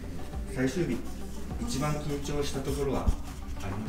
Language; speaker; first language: Japanese; native; Japanese